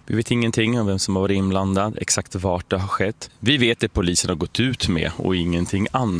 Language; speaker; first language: Swedish; native; Swedish